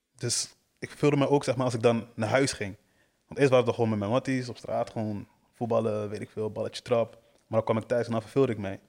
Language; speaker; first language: Dutch; early bilingual, other home language; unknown